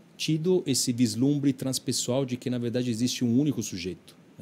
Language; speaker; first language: Portuguese; non-native, fluent; Italian